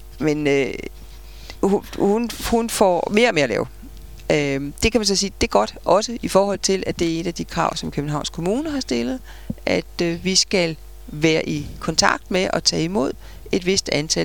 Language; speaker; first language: Danish; native; Danish